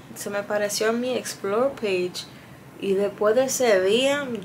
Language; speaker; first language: Spanish; early bilingual, heritage; Spanish